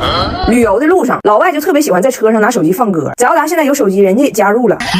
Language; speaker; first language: Chinese; native; Chinese